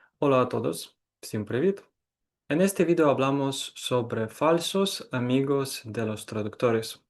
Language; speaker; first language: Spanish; non-native, fluent; Ukrainian